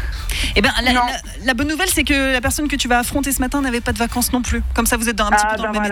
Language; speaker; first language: French; native; French